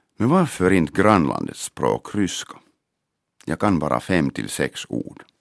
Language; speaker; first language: Swedish; non-native, local second language; Finnish